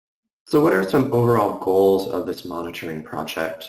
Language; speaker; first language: English; native; English